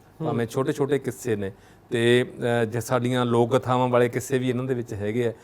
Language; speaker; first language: Punjabi; native; Punjabi